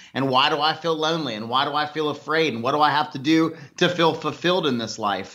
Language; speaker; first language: English; native; English